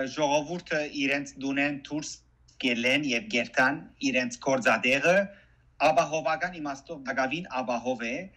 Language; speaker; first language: Armenian; early bilingual, heritage; Armenian